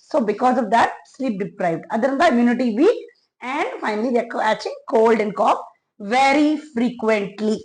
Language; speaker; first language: English; non-native, local second language; Kannada